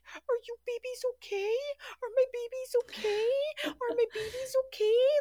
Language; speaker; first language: English; early bilingual, other home language; German